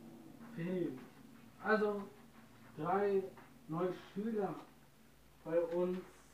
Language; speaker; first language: German; non-native, learner; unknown